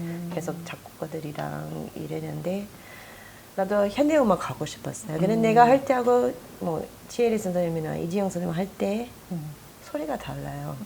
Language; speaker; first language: Korean; non-native, fluent; English